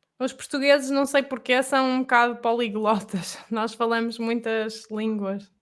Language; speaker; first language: Portuguese; native; Portuguese